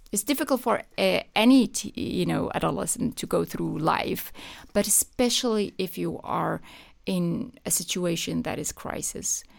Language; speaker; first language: English; non-native, fluent; Persian